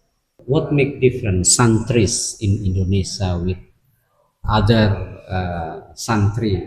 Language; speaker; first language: English; non-native, fluent; Indonesian